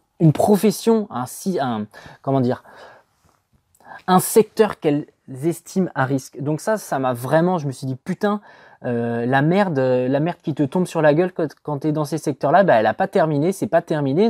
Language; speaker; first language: French; native; French